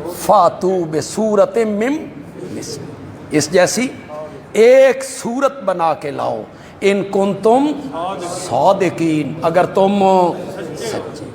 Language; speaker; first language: Urdu; non-native, local second language; Punjabi